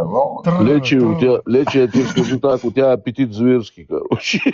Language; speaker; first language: Russian; native; Russian